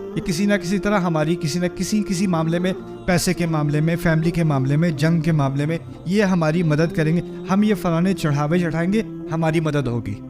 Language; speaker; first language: Urdu; early bilingual, heritage; Urdu